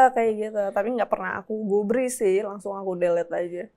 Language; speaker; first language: Indonesian; native; Indonesian